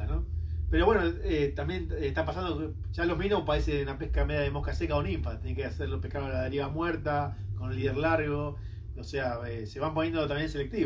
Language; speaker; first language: Spanish; native; Spanish